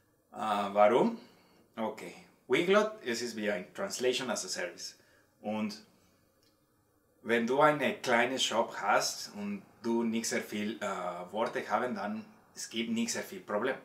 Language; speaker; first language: German; non-native, learner; Spanish